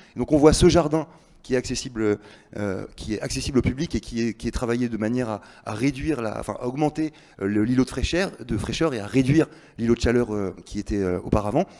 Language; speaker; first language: French; native; French